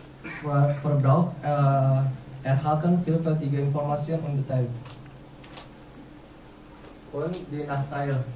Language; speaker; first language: German; non-native, learner; Indonesian